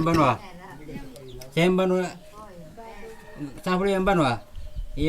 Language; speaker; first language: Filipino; non-native, local second language; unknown